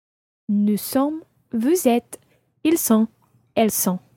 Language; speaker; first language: French; non-native, learner; English